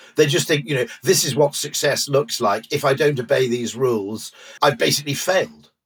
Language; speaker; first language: English; native; English